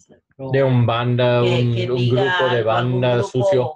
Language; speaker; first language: Spanish; non-native, learner; English